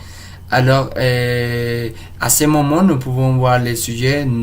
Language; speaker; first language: French; non-native, fluent; Spanish